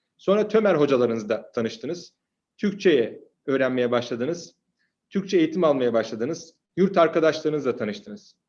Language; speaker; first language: Turkish; native; Turkish